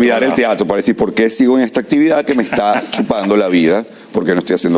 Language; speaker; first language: Spanish; native; Spanish